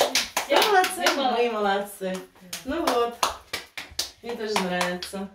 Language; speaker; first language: Russian; native; Russian